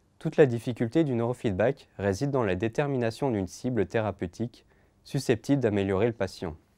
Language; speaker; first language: French; native; French